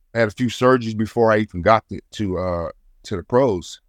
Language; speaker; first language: English; native; English